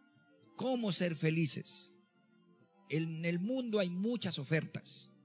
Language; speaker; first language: Spanish; native; Spanish